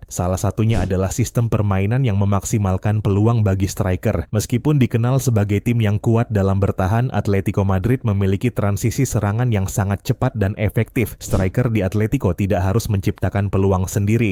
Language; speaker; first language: Indonesian; native; Indonesian